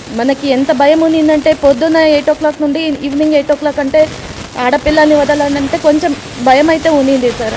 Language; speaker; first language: Telugu; non-native, local second language; Kannada